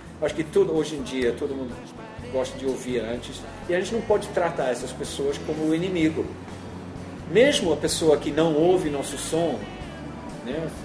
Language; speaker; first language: Portuguese; non-native, fluent; English